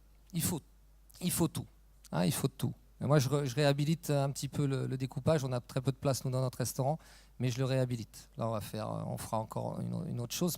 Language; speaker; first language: French; native; French